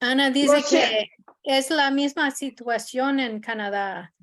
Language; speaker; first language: Spanish; non-native, learner; English